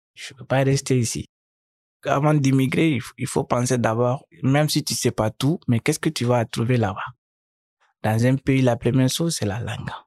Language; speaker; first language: French; non-native, local second language; Fula